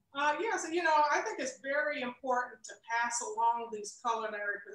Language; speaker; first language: English; native; English